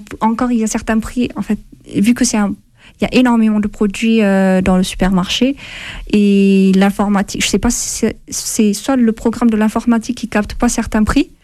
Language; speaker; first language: French; non-native, fluent; Amharic